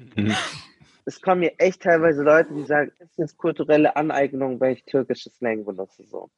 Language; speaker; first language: German; native; German